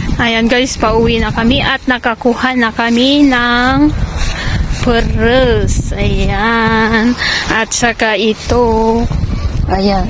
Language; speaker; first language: Filipino; non-native, local second language; Iloko